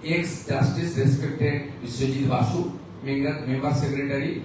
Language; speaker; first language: Hindi; non-native, local second language; Bangla